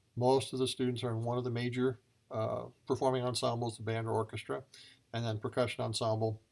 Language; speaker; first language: English; native; English